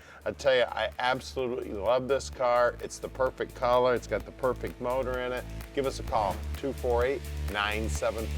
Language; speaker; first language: English; native; English